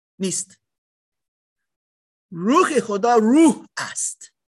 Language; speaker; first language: Persian; non-native, learner; German